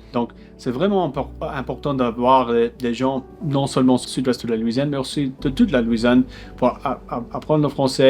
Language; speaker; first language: French; non-native, local second language; English